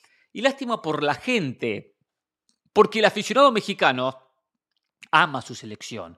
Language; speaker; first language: Spanish; native; Spanish